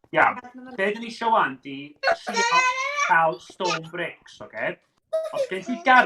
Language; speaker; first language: Welsh; native; Welsh